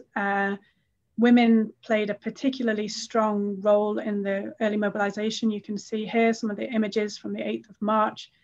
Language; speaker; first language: English; native; English